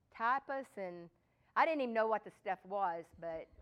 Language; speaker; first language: English; native; English